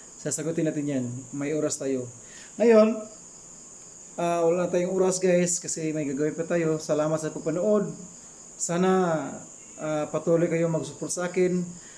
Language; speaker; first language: Filipino; non-native, local second language; Cebuano